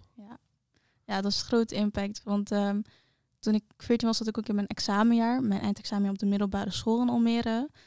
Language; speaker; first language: Dutch; native; Dutch